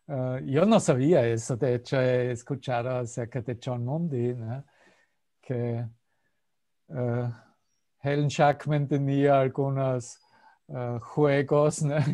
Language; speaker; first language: Spanish; non-native, fluent; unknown